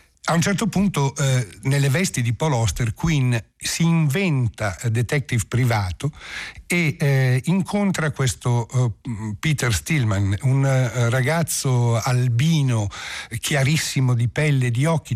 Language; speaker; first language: Italian; early bilingual, other home language; English